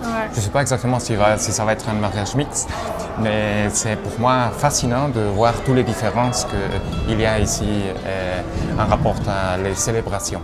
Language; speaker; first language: French; non-native, fluent; Spanish